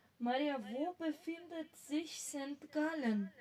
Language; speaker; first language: German; non-native, fluent; Macedonian